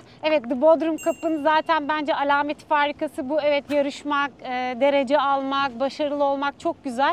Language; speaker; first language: Turkish; native; Turkish